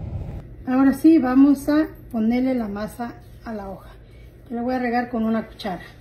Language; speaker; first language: Spanish; native; Spanish